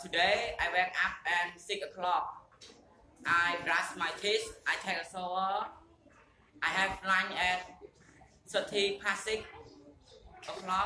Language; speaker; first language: English; non-native, learner; Khmer